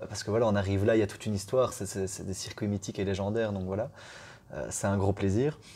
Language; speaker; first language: French; native; French